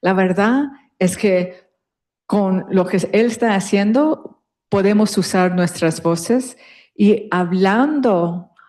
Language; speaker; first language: Spanish; early bilingual, heritage; Spanish